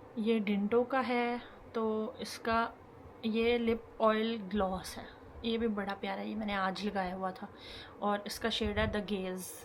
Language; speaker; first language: Urdu; native; Urdu